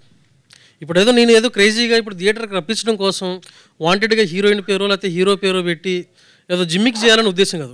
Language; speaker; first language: Telugu; native; Telugu